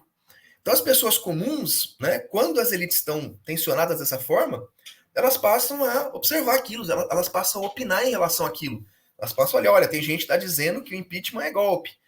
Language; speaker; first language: Portuguese; native; Portuguese